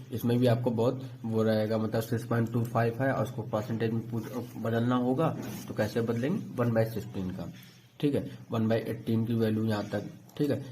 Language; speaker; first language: Hindi; native; Hindi